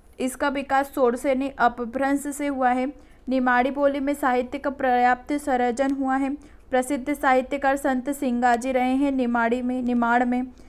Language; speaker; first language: Hindi; native; Hindi